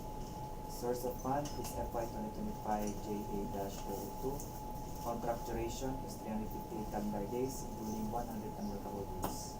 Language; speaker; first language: English; non-native, local second language; Cebuano